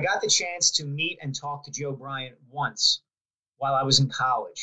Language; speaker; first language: English; native; English